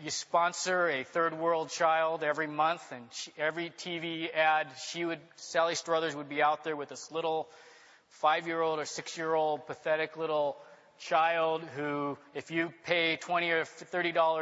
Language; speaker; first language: English; native; English